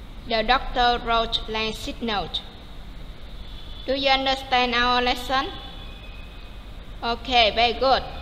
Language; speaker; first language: English; non-native, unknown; Vietnamese